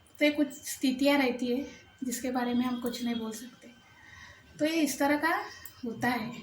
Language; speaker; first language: Hindi; non-native, local second language; Marathi